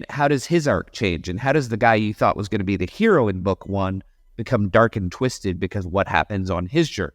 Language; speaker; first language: English; native; English